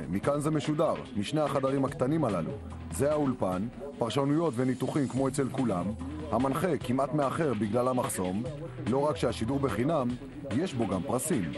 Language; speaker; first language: Hebrew; native; Hebrew